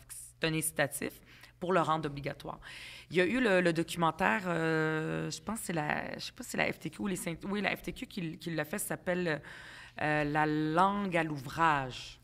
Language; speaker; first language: French; early bilingual, other home language; Arabic